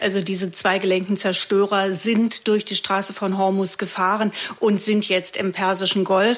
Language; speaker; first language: German; native; German